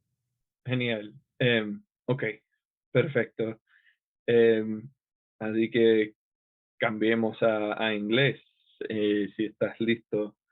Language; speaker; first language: Spanish; non-native, fluent; English